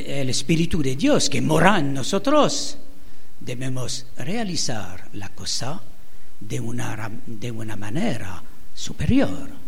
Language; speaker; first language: Spanish; non-native, fluent; French